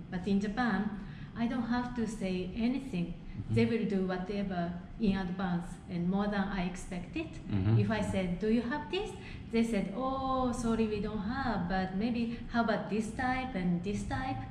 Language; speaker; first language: English; non-native, fluent; Japanese